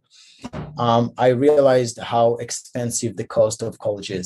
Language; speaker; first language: English; non-native, fluent; Hebrew